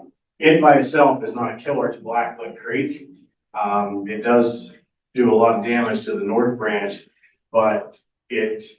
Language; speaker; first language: English; native; English